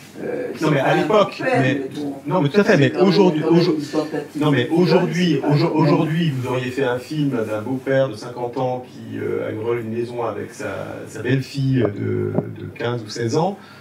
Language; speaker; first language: French; native; French